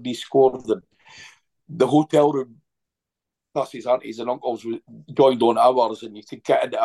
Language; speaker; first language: English; native; English